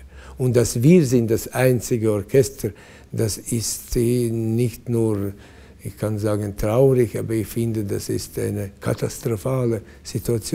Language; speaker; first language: German; non-native, fluent; Latvian